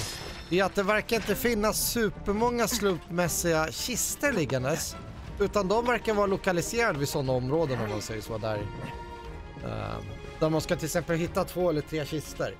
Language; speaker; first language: Swedish; native; Swedish